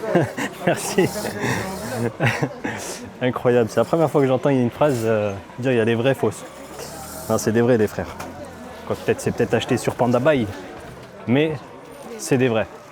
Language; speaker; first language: French; native; French